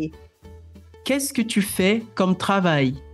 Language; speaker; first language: French; non-native, fluent; Portuguese